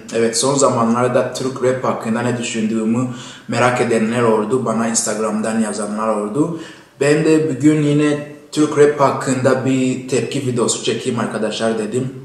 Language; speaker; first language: Turkish; non-native, fluent; Kinyarwanda